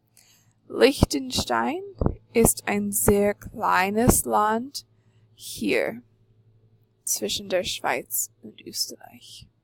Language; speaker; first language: German; non-native, fluent; English